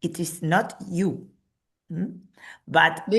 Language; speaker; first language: English; non-native, fluent; Spanish